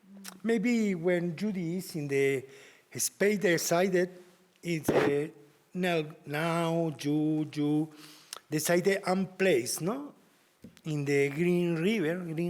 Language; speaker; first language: English; non-native, learner; Spanish